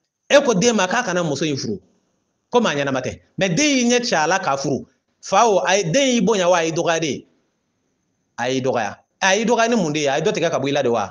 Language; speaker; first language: French; non-native, local second language; Bambara